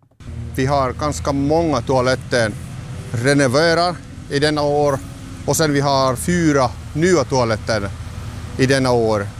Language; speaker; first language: Swedish; non-native, local second language; Finnish